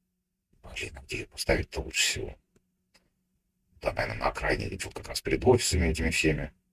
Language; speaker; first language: Russian; native; Russian